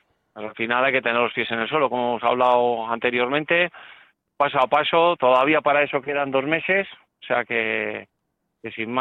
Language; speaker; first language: Spanish; native; Spanish